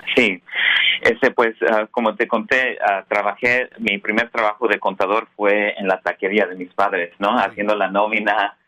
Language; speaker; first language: Spanish; early bilingual, heritage; Spanish